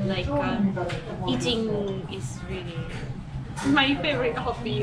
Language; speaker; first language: English; non-native, fluent; Italian